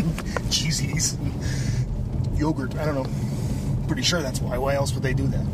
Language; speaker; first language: English; native; English